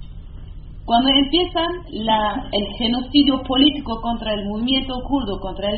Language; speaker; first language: Spanish; non-native, learner; Kurdish